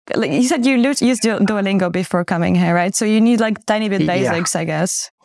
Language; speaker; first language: English; non-native, fluent; Ukrainian